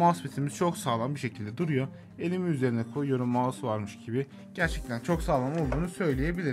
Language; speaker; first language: Turkish; native; Turkish